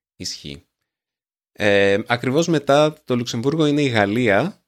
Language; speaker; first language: Greek; native; Greek